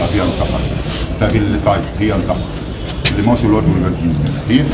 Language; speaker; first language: Arabic; native; Arabic